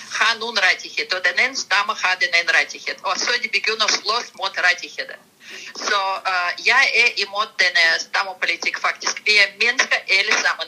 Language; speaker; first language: Danish; non-native, fluent; Russian